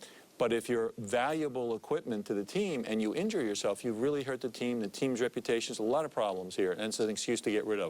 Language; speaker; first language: English; native; English